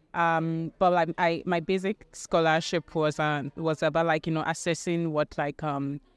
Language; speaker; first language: English; non-native, local second language; Yoruba